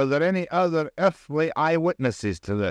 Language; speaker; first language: English; native; English